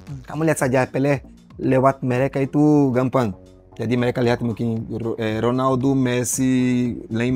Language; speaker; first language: Indonesian; non-native, learner; Portuguese